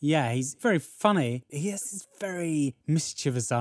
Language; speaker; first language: English; non-native, fluent; Norwegian